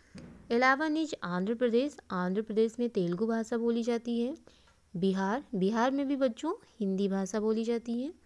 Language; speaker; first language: Hindi; native; Hindi